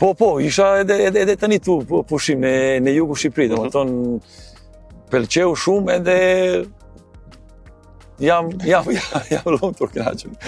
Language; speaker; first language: Albanian; non-native, learner; Serbian